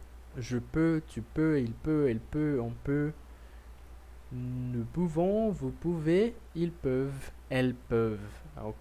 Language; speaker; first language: French; non-native, learner; Portuguese